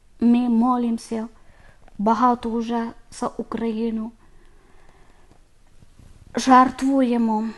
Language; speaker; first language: Ukrainian; non-native, learner; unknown